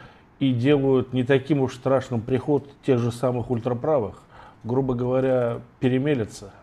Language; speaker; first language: Russian; native; Russian